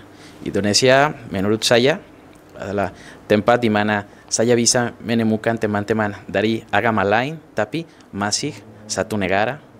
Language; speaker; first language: Indonesian; non-native, fluent; Spanish